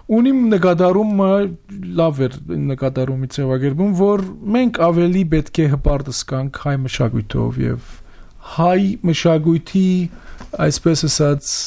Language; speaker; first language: Armenian; early bilingual, heritage; Armenian